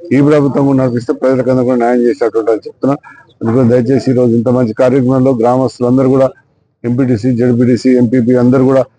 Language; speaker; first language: Telugu; native; Telugu